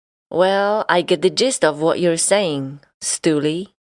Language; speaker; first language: English; non-native, fluent; Polish